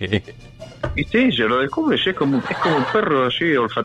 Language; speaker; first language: Spanish; native; Spanish